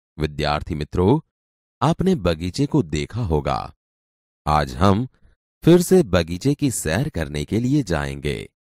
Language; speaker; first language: Hindi; non-native, local second language; Gujarati